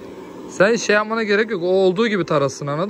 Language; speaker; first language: Turkish; native; Turkish